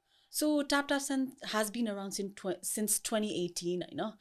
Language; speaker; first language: English; early bilingual, other home language; Nepali